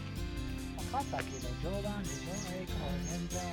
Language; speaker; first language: Japanese; non-native, learner; English